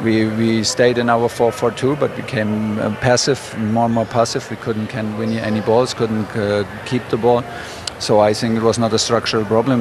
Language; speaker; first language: English; non-native, fluent; German